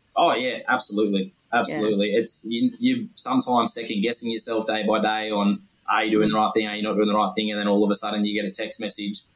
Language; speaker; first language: English; native; English